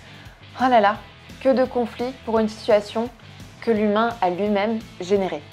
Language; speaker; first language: French; native; French